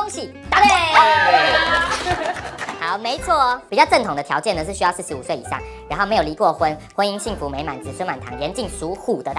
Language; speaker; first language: Chinese; native; Chinese